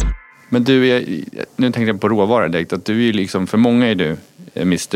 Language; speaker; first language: Swedish; native; Swedish